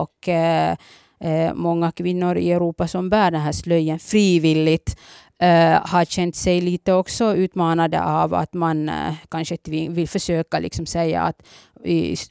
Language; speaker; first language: Swedish; early bilingual, other home language; Somali